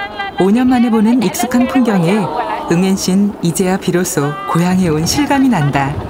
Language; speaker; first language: Korean; native; Korean